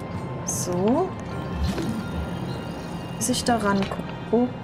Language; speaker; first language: German; native; German